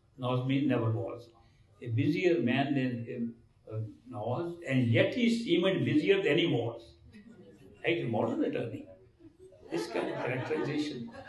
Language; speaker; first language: English; non-native, local second language; Hindi